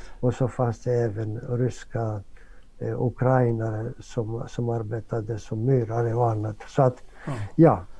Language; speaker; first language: Swedish; non-native, fluent; Greek